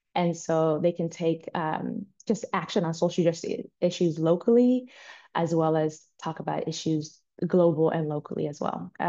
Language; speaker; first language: English; native; English